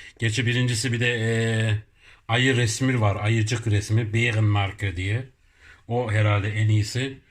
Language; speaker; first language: Turkish; early bilingual, heritage; Turkish